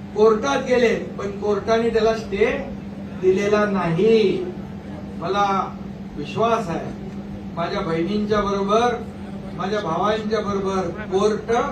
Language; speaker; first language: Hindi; non-native, local second language; Marathi